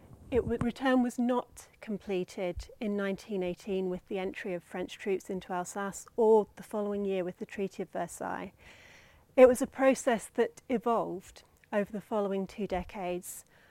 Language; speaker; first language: English; native; English